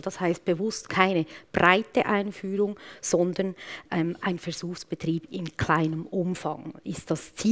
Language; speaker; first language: German; native; German